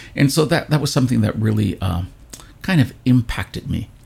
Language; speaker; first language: English; native; English